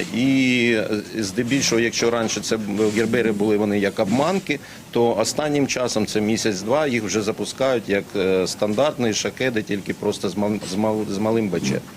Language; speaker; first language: Ukrainian; native; Ukrainian